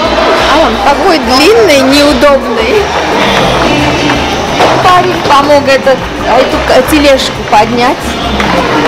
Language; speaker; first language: Russian; non-native, local second language; Armenian